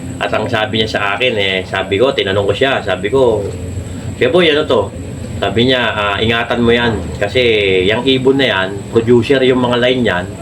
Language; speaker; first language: Filipino; non-native, local second language; Aklanon